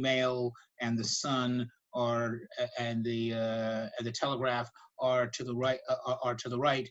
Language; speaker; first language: English; native; English